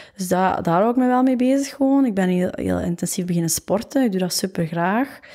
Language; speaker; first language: Dutch; native; Dutch